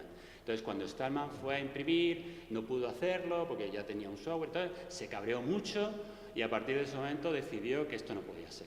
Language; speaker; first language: Spanish; native; Spanish